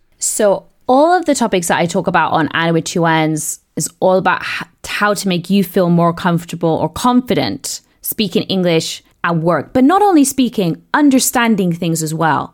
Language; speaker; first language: English; native; English